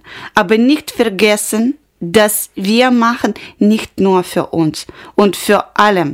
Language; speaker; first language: German; non-native, learner; Ukrainian